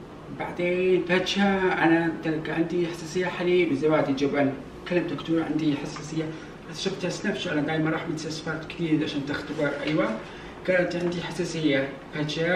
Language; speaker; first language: Arabic; non-native, learner; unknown